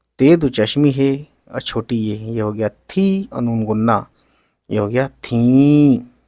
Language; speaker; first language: Hindi; native; Hindi